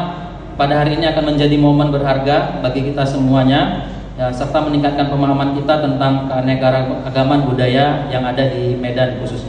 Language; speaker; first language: Indonesian; native; Indonesian